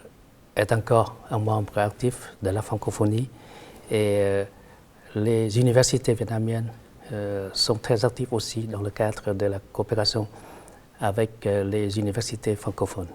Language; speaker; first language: French; non-native, fluent; Vietnamese